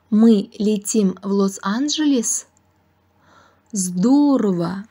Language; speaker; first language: Russian; non-native, fluent; Uzbek